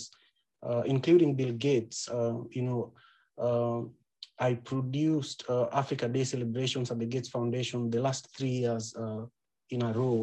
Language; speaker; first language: English; non-native, local second language; Luo (Kenya and Tanzania)